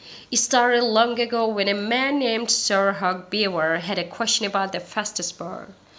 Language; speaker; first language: English; non-native, fluent; Azerbaijani